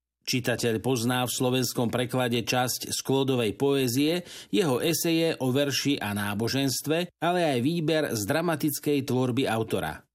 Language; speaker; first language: Slovak; native; Slovak